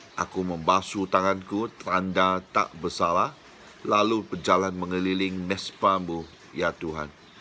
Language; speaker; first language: Malay; non-native, local second language; Chinese